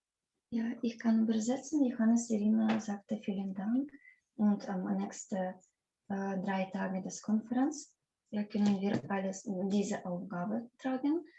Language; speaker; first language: German; non-native, learner; Russian